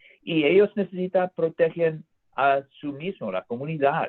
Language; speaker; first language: Spanish; non-native, learner; English